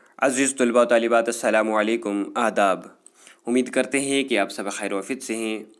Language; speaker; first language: Urdu; non-native, local second language; Kashmiri